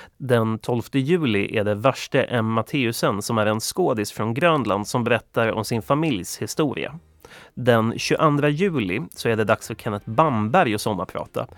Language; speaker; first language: Swedish; native; Swedish